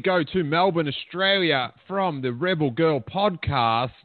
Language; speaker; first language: English; native; English